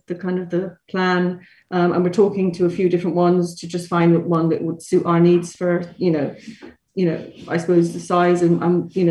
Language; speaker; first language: English; native; English